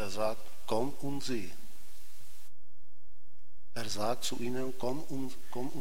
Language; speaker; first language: German; non-native, fluent; Czech